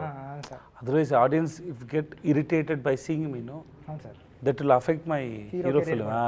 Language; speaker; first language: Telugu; non-native, learner; Tamil